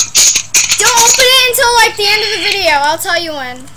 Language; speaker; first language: English; native; English